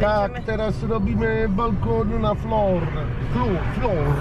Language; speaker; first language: Polish; non-native, learner; Italian